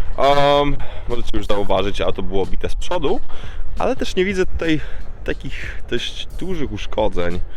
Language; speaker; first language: Polish; early bilingual, heritage; Polish